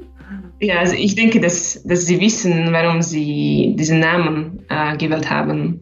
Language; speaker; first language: German; non-native, learner; Slovak